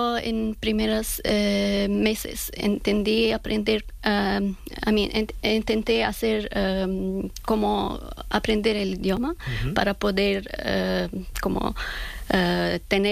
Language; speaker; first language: Spanish; non-native, learner; Persian